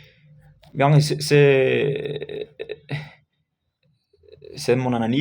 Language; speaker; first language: French; non-native, learner; Spanish